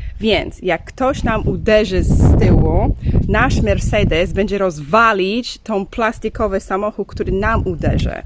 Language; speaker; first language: Polish; non-native, learner; English